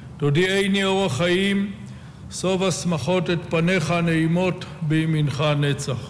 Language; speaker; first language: Hebrew; native; Hebrew